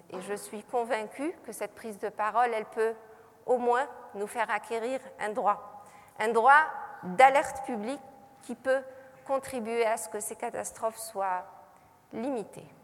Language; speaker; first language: French; non-native, local second language; Arabic